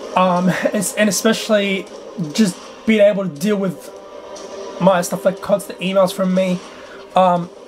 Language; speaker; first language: English; native; English